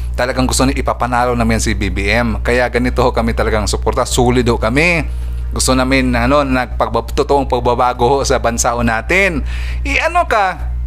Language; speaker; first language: Filipino; non-native, local second language; Cebuano